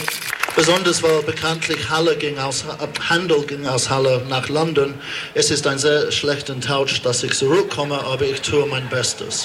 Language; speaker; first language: German; non-native, fluent; English